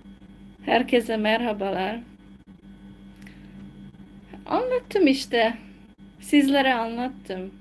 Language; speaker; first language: Turkish; non-native, fluent; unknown